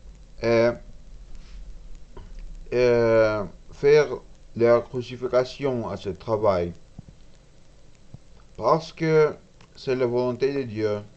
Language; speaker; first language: French; non-native, learner; Russian